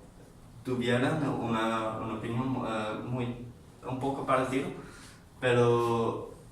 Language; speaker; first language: Spanish; non-native, learner; English